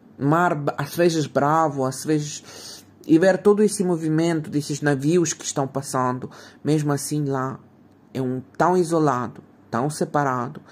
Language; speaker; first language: Portuguese; non-native, fluent; Ukrainian